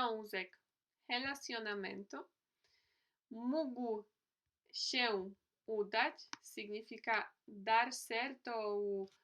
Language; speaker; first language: Portuguese; non-native, fluent; Polish